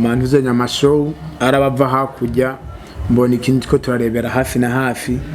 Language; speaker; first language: Rundi; early bilingual, heritage; Rundi